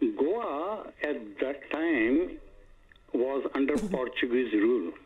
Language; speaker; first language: Hindi; native; Hindi